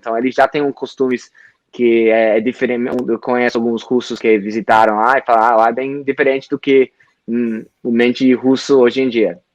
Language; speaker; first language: Portuguese; non-native, fluent; English